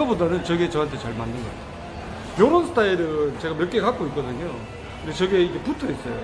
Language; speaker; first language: Korean; native; Korean